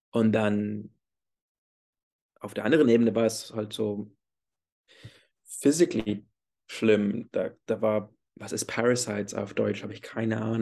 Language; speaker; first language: German; early bilingual, heritage; English